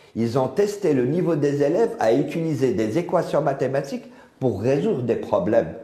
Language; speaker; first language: French; non-native, local second language; Arabic